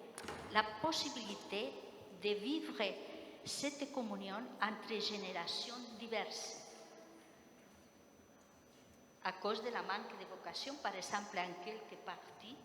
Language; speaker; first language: French; non-native, fluent; Spanish